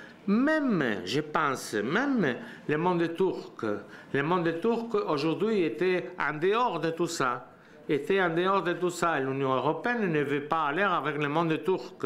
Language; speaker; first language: French; non-native, learner; Spanish